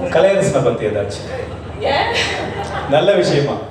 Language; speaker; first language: Tamil; native; Tamil